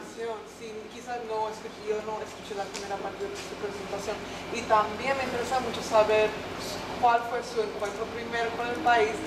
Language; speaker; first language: Spanish; non-native, fluent; English